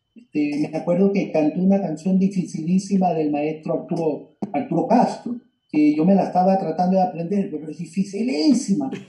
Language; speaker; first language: Spanish; native; Spanish